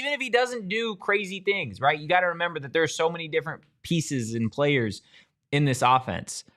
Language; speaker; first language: English; native; English